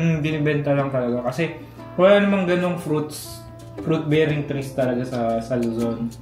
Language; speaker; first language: Filipino; native; Filipino